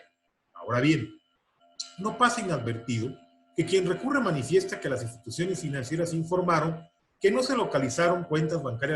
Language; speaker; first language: Spanish; native; Spanish